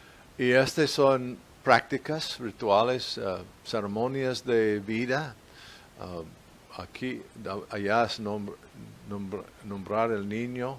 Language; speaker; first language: Spanish; non-native, fluent; English